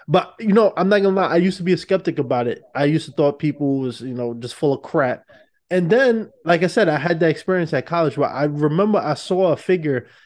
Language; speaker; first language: English; native; English